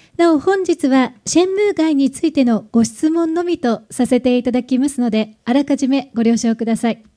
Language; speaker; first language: Japanese; native; Japanese